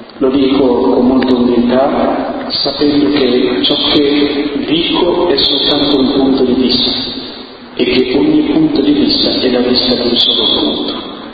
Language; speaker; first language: Italian; non-native, fluent; Upper Guinea Crioulo